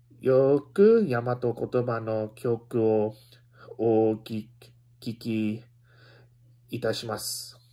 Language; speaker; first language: Japanese; non-native, learner; Filipino